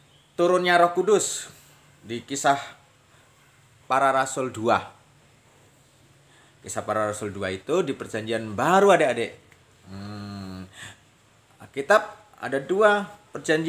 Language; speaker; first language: Indonesian; native; Indonesian